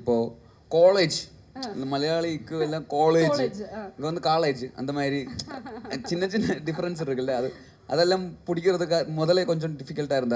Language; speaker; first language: Tamil; non-native, learner; Malayalam